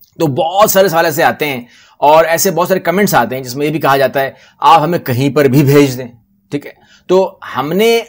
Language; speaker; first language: Urdu; non-native, local second language; Punjabi